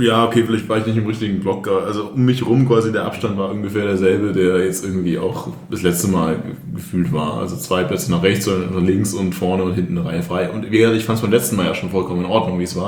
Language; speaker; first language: German; native; German